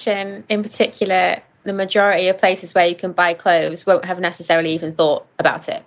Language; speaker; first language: English; native; English